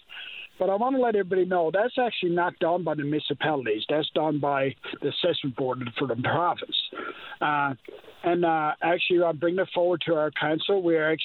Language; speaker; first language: English; native; English